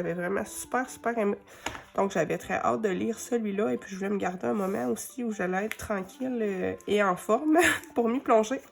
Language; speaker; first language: French; native; French